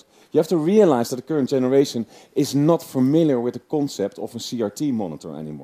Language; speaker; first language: English; non-native, fluent; Dutch